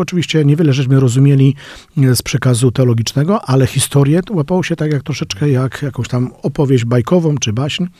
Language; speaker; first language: Polish; native; Polish